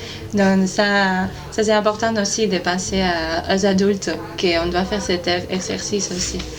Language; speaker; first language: French; non-native, fluent; Spanish